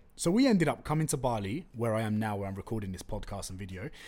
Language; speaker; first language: English; non-native, local second language; Turkish